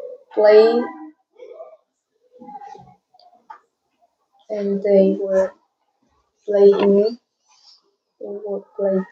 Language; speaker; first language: English; non-native, learner; Vietnamese